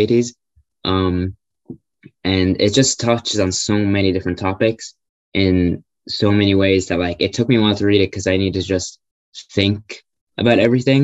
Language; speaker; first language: English; native; English